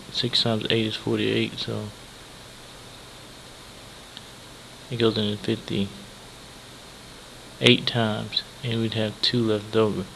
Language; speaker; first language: English; native; English